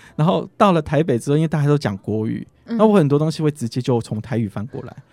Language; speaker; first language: Chinese; native; Chinese